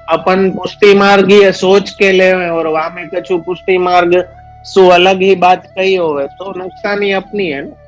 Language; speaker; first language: Hindi; non-native, local second language; Gujarati